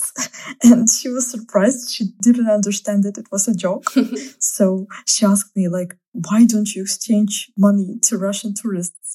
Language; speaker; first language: English; non-native, fluent; Russian